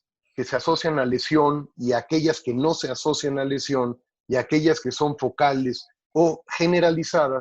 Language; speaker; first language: Spanish; native; Spanish